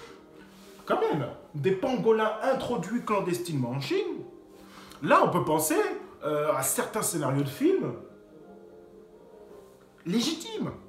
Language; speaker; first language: French; native; French